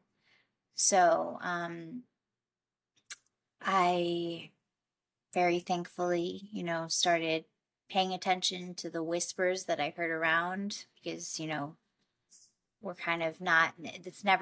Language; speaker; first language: English; native; English